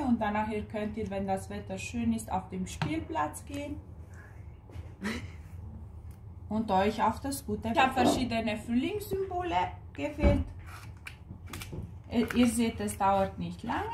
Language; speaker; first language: German; non-native, fluent; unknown